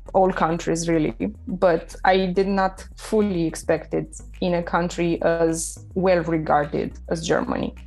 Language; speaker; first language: English; non-native, fluent; Romanian